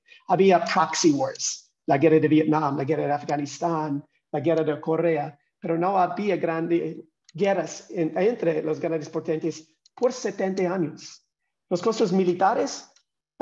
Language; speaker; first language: Spanish; non-native, fluent; English